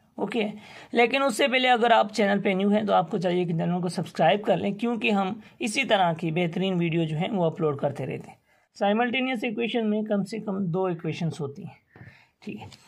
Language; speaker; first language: Urdu; non-native, local second language; Sindhi